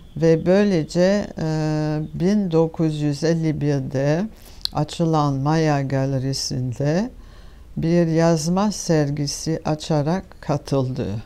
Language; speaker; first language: Turkish; non-native, fluent; French